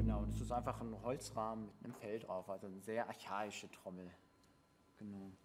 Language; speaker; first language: German; native; German